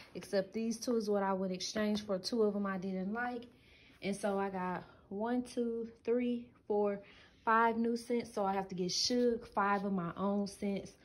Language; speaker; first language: English; native; English